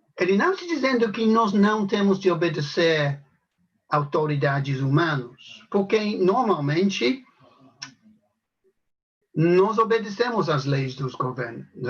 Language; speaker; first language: Portuguese; non-native, fluent; English